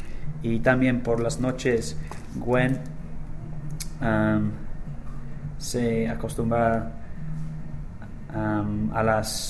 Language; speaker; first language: Spanish; non-native, learner; English